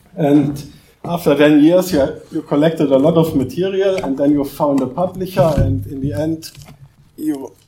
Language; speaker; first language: English; non-native, fluent; German